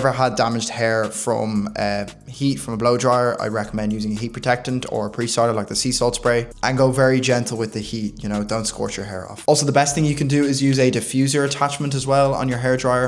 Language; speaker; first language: English; native; English